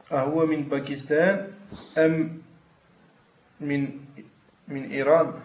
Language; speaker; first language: Arabic; non-native, learner; French